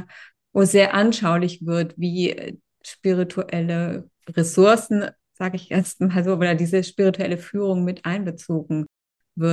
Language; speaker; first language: German; native; German